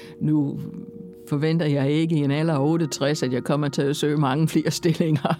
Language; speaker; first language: Danish; non-native, fluent; English